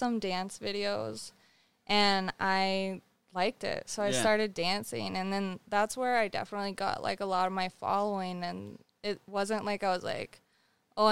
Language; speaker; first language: English; native; English